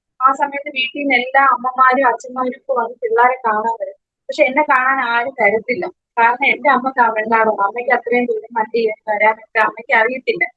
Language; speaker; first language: Malayalam; native; Malayalam